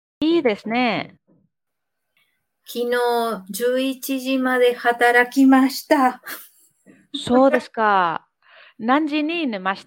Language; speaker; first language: Japanese; non-native, fluent; Spanish